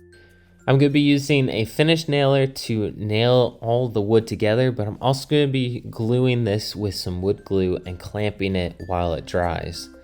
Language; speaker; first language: English; native; English